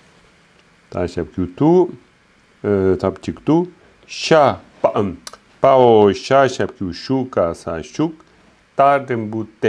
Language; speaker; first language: French; native; French